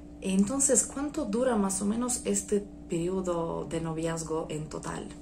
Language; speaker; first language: Spanish; non-native, fluent; Russian